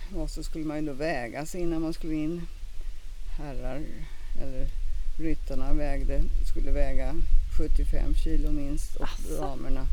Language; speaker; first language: Swedish; native; Swedish